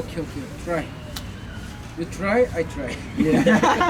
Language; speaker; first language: English; non-native, learner; Korean